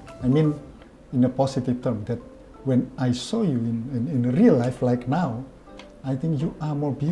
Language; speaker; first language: English; non-native, fluent; Indonesian